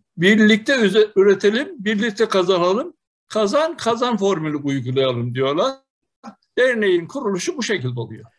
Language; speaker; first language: Turkish; native; Turkish